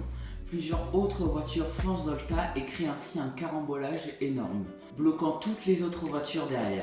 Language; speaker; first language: French; native; French